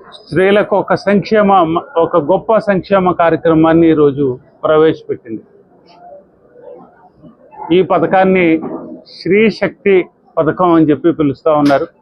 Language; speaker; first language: Telugu; native; Telugu